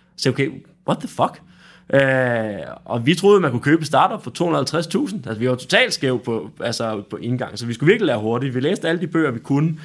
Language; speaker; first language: Danish; native; Danish